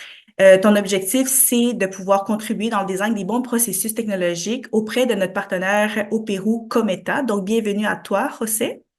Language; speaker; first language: French; native; French